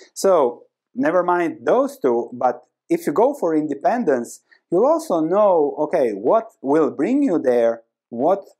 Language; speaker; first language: English; non-native, fluent; Croatian